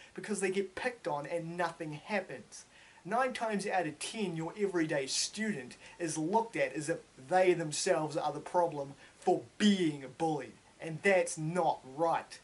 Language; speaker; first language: English; native; English